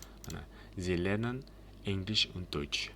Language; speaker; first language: German; non-native, learner; Uzbek